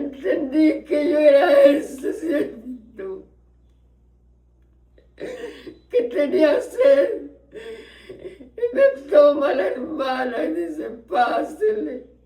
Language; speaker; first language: Spanish; native; Spanish